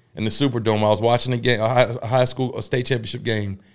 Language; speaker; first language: English; native; English